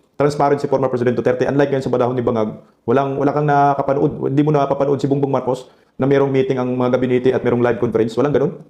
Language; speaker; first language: Filipino; non-native, local second language; Cebuano